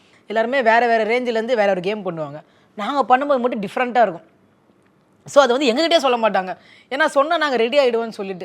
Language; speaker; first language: Tamil; native; Tamil